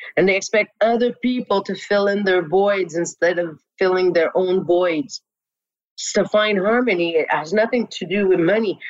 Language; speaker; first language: English; non-native, local second language; French